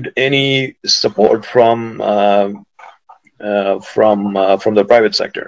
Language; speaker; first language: English; non-native, local second language; Hindi